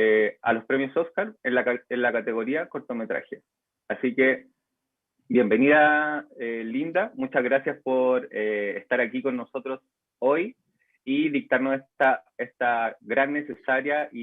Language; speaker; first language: Spanish; native; Spanish